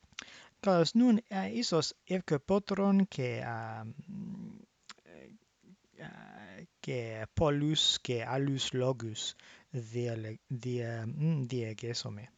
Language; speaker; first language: Greek; non-native, fluent; English